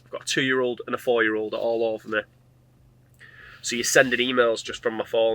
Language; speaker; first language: English; native; English